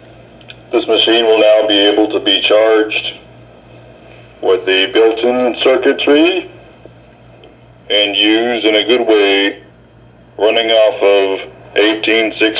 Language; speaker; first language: English; native; English